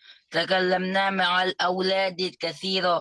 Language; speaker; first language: Arabic; non-native, learner; Indonesian